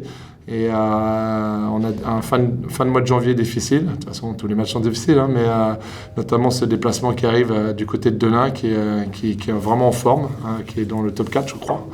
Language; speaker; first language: French; native; French